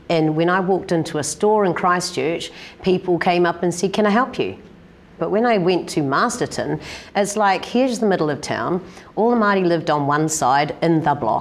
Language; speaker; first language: English; native; English